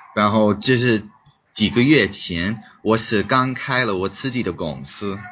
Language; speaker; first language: Chinese; non-native, fluent; English